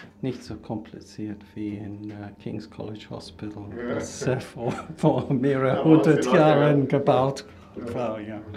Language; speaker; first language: German; non-native, fluent; English